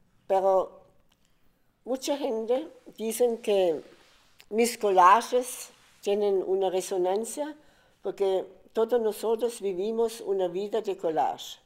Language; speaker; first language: Spanish; non-native, fluent; German